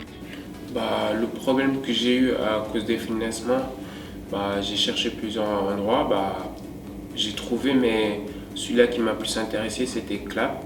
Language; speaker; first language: French; non-native, local second language; Wolof